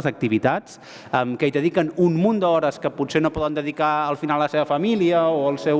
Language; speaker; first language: Catalan; native; Catalan